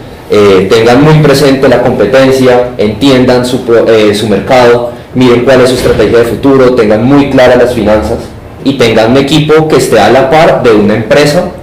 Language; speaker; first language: Spanish; native; Spanish